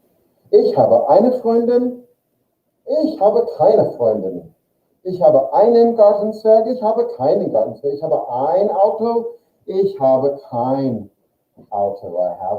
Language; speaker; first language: German; non-native, fluent; English